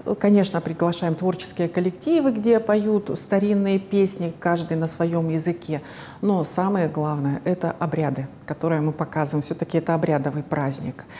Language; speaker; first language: Russian; native; Russian